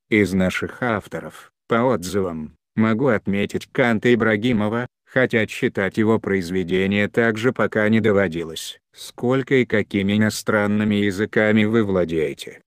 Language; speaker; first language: Russian; non-native, local second language; Chechen